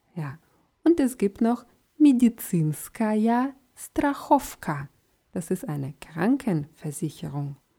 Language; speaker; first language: German; non-native, fluent; Russian